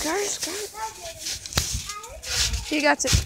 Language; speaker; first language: English; native; English